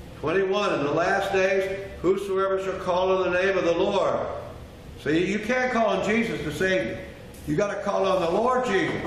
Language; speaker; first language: English; native; English